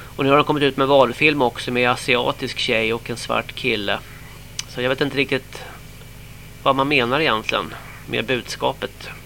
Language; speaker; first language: Swedish; native; Swedish